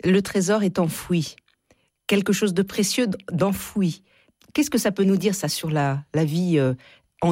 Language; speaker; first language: French; native; French